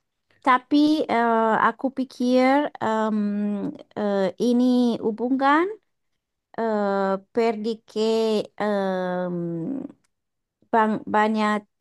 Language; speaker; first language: Indonesian; non-native, learner; English